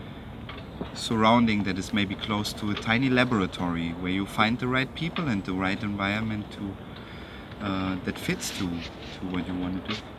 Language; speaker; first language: English; non-native, fluent; German